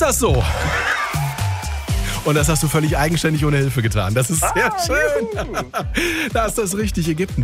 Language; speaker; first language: German; native; German